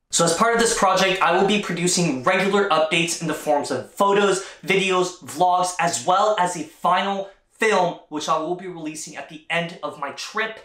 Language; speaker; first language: English; native; English